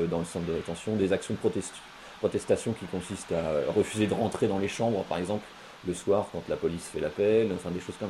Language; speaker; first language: French; native; French